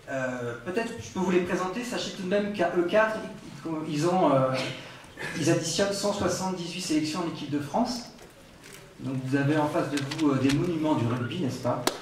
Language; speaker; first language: French; native; French